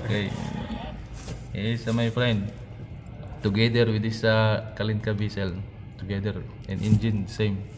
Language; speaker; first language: English; non-native, learner; Filipino